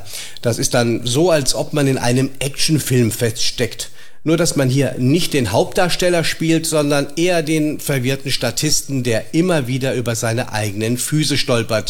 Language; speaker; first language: German; native; German